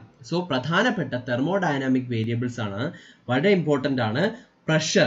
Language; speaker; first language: Malayalam; native; Malayalam